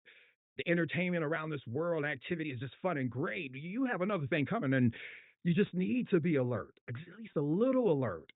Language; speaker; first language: English; native; English